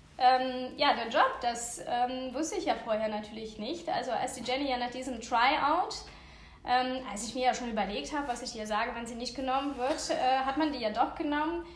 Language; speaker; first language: German; non-native, fluent; Russian